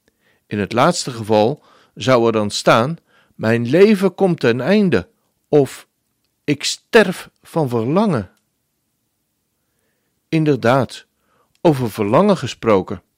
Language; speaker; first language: Dutch; native; Dutch